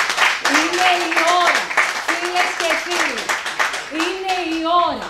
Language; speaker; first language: Greek; native; Greek